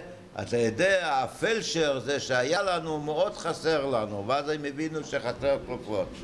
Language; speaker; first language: Hebrew; early bilingual, other home language; Yiddish